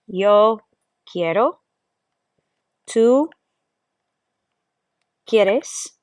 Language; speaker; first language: Spanish; non-native, fluent; English